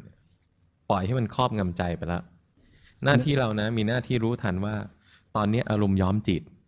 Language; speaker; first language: Thai; native; Thai